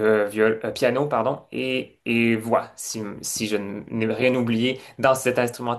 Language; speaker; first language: French; native; French